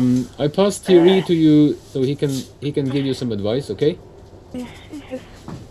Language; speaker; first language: English; non-native, fluent; Norwegian